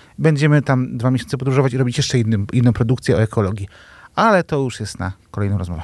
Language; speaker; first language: Polish; native; Polish